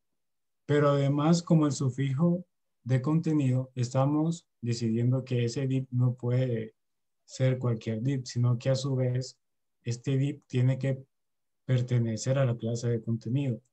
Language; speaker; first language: Spanish; native; Spanish